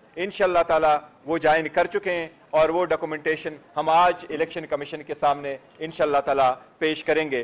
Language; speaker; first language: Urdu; non-native, local second language; Pashto